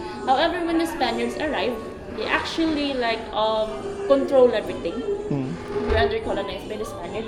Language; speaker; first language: English; non-native, local second language; Filipino